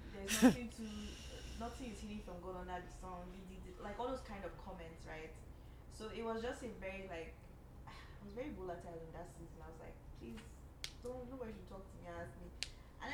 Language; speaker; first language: English; non-native, local second language; Yoruba